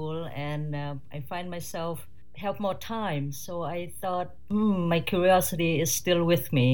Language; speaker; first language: English; non-native, fluent; Thai